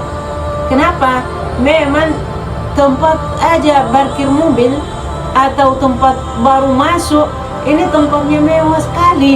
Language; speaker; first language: Indonesian; non-native, fluent; Arabic